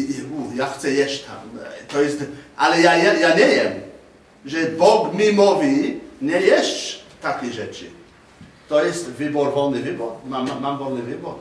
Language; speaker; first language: Polish; non-native, learner; English